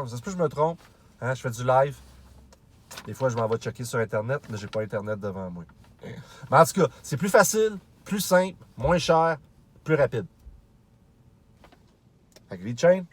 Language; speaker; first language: French; native; French